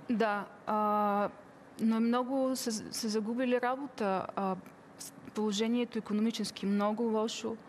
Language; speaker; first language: Bulgarian; early bilingual, heritage; Bulgarian